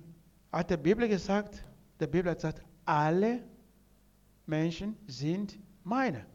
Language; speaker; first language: German; non-native, learner; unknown